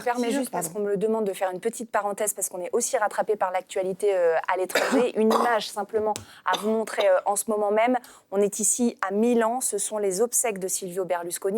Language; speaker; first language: French; native; French